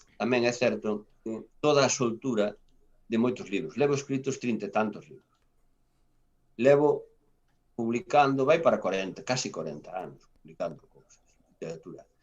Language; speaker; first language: Galician; non-native, local second language; Spanish